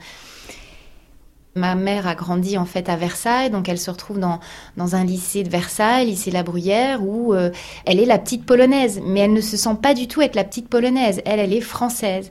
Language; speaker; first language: French; native; French